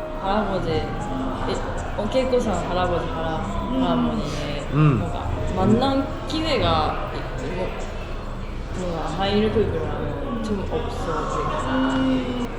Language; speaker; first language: Korean; non-native, learner; Japanese